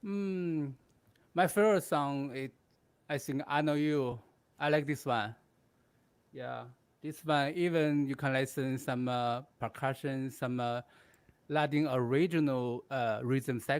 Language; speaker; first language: English; non-native, learner; Chinese